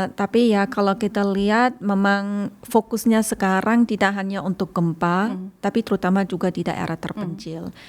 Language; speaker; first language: Indonesian; non-native, fluent; German